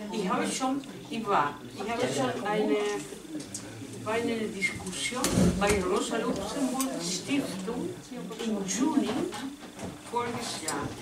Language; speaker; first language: German; non-native, learner; Spanish